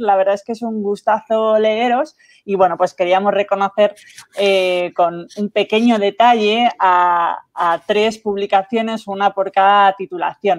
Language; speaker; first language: Spanish; native; Spanish